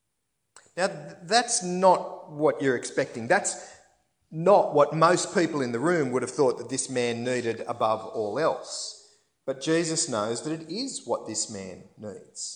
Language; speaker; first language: English; native; English